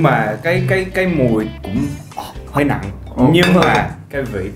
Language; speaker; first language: Vietnamese; non-native, fluent; English